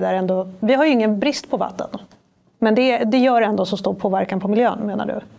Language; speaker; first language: Swedish; native; Swedish